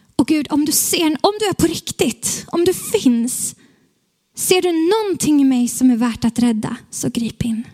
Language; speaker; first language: Swedish; native; Swedish